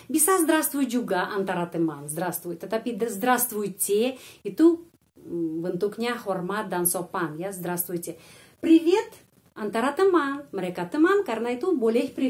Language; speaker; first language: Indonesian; non-native, fluent; Russian